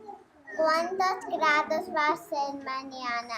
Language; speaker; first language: Spanish; non-native, learner; English